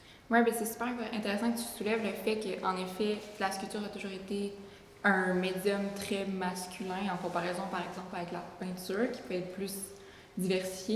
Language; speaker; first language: French; native; French